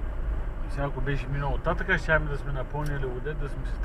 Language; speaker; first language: Bulgarian; native; Bulgarian